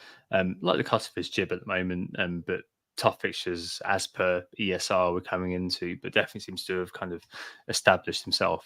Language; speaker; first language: English; native; English